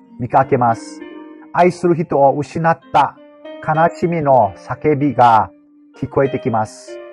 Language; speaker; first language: Japanese; non-native, fluent; Burmese